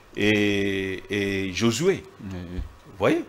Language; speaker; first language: French; non-native, local second language; Swahili